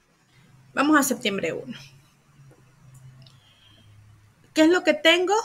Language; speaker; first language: Spanish; native; Spanish